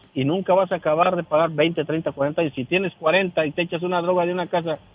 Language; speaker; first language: Spanish; native; Spanish